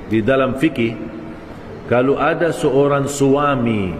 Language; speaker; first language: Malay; non-native, fluent; Arabic